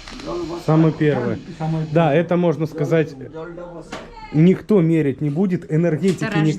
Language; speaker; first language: Russian; native; Russian